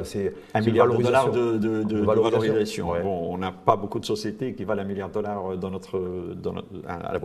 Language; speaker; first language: French; non-native, local second language; Arabic